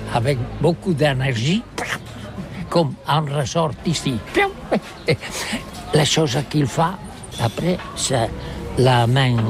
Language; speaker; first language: French; non-native, learner; Catalan